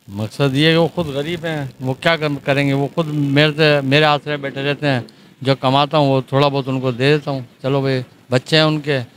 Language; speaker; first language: Urdu; native; Urdu